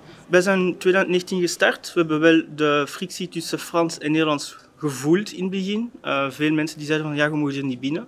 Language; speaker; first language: Dutch; native; Dutch